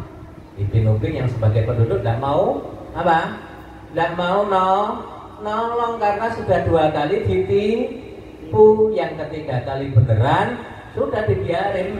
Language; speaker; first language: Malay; non-native, local second language; Javanese